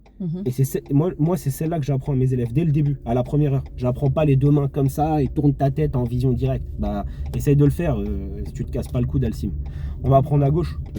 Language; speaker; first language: French; native; French